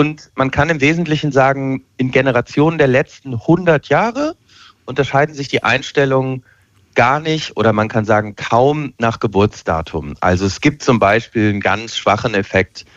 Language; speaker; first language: German; native; German